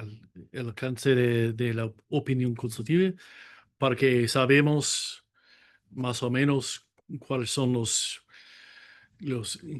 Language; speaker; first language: Spanish; non-native, fluent; English